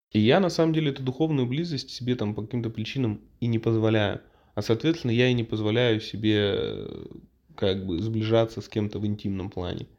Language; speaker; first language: Russian; native; Russian